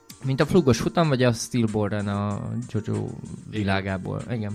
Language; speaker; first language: Hungarian; native; Hungarian